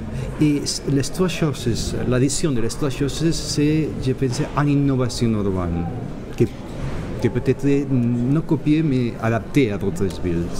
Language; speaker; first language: French; non-native, learner; Catalan